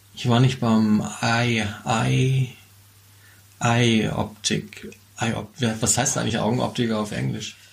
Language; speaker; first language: German; native; German